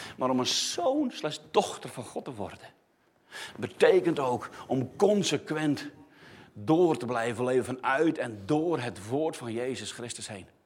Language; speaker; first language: Dutch; native; Dutch